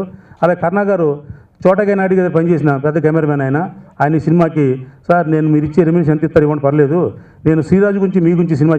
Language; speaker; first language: Telugu; native; Telugu